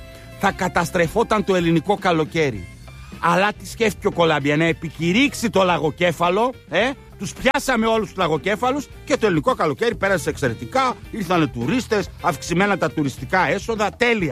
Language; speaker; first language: Greek; native; Greek